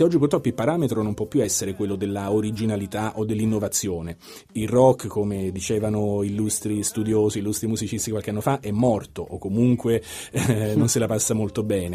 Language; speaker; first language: Italian; native; Italian